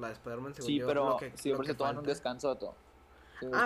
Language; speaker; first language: Spanish; native; Spanish